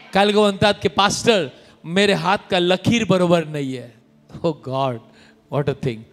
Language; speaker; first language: Hindi; non-native, local second language; Marathi